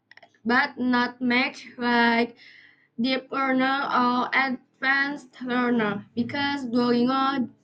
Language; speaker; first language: English; non-native, learner; Indonesian